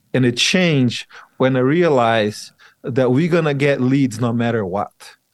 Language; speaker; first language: English; non-native, fluent; Portuguese